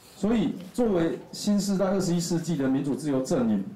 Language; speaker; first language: Chinese; non-native, local second language; Min Nan Chinese